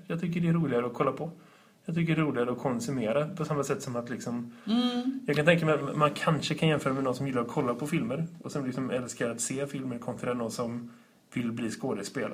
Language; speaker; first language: Swedish; native; Swedish